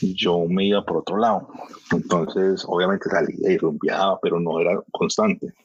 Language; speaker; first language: Spanish; early bilingual, heritage; Spanish